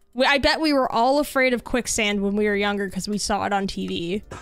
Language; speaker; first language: English; native; English